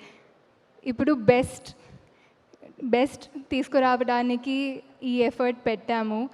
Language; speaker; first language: Telugu; non-native, fluent; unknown